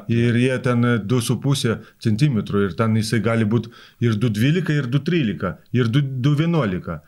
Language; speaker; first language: Lithuanian; non-native, local second language; Polish